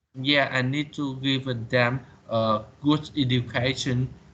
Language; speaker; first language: English; non-native, learner; Vietnamese